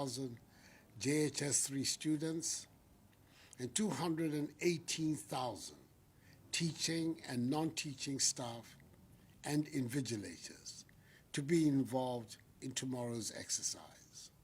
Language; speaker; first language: English; non-native, local second language; Akan